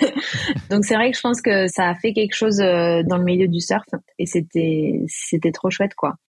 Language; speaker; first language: French; native; French